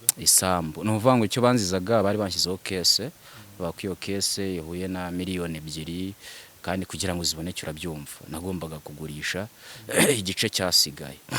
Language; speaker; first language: Kinyarwanda; early bilingual, other home language; Swahili